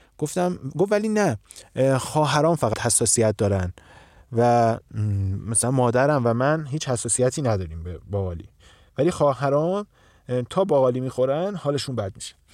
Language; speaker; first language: Persian; native; Persian